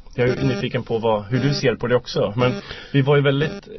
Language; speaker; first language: Swedish; native; Swedish